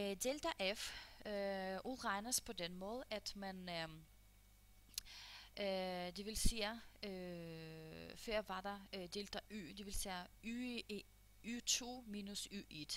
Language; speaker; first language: Danish; non-native, fluent; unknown